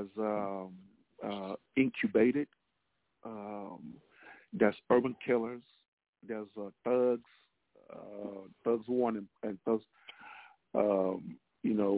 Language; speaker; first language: English; non-native, local second language; Igbo